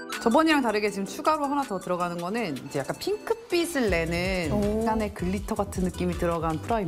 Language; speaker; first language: Korean; native; Korean